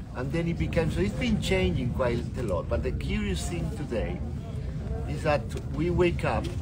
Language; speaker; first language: English; non-native, fluent; Spanish